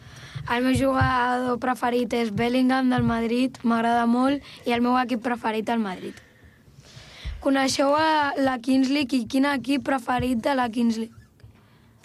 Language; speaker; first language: Catalan; native; Catalan